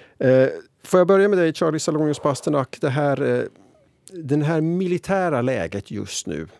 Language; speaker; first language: Swedish; native; Swedish